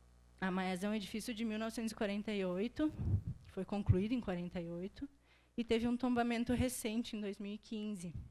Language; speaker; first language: Portuguese; native; Portuguese